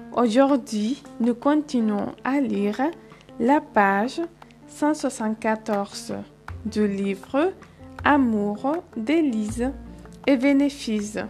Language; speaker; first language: French; non-native, fluent; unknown